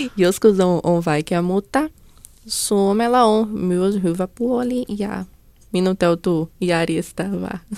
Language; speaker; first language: Finnish; non-native, learner; Portuguese